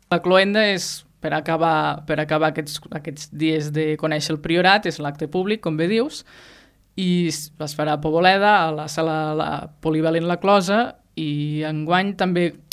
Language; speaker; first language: Catalan; native; Catalan